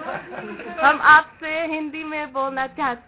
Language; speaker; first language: Hindi; early bilingual, heritage; Dutch